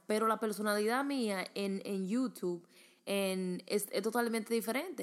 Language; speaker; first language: Spanish; early bilingual, heritage; Spanish